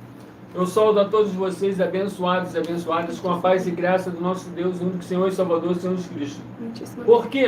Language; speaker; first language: Portuguese; native; Portuguese